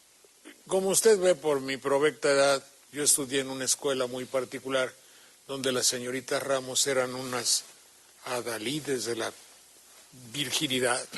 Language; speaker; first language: Spanish; native; Spanish